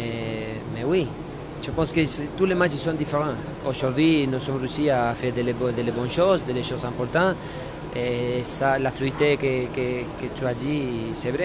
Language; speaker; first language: French; non-native, learner; Spanish